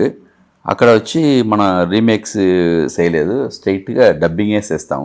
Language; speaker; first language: Telugu; non-native, learner; Tamil